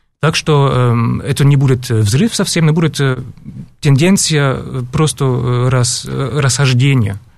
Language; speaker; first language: Russian; non-native, fluent; German